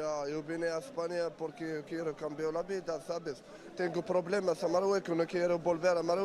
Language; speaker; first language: Spanish; non-native, learner; Arabic